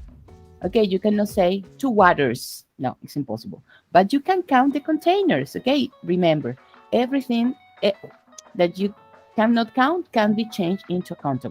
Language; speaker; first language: English; non-native, fluent; Spanish